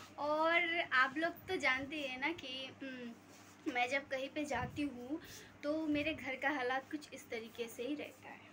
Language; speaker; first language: Hindi; non-native, local second language; Bangla